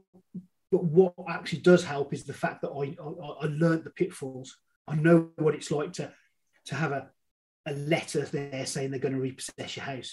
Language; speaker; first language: English; native; English